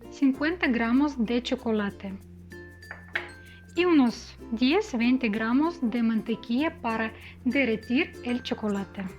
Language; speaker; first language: Spanish; non-native, fluent; Russian